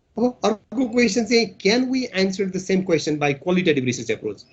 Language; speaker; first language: English; non-native, local second language; Nepali